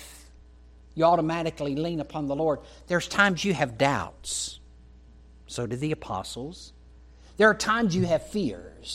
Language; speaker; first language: English; native; English